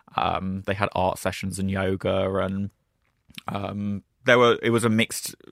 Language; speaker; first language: English; native; English